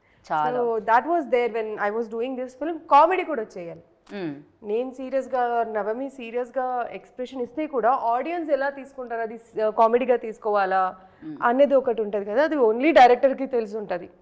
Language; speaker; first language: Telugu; early bilingual, heritage; Telugu